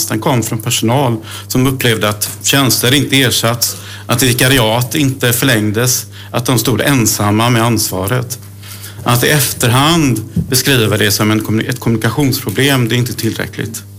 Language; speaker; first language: Swedish; native; Swedish